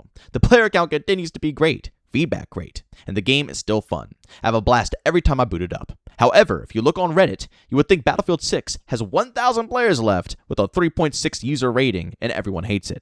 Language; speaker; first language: English; native; English